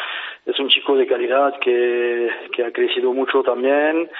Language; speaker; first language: Spanish; non-native, fluent; French